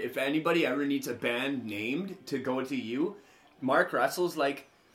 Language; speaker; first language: English; native; English